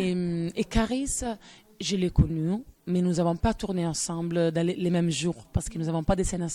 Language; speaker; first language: French; non-native, fluent; Italian